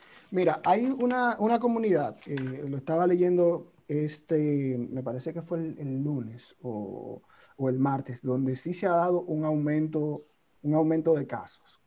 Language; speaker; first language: Spanish; native; Spanish